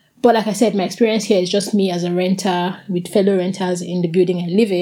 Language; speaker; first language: English; non-native, local second language; Igbo